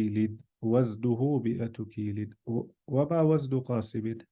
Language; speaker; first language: Arabic; non-native, fluent; English